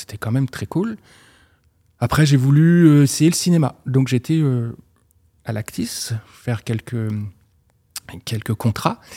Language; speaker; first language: French; native; French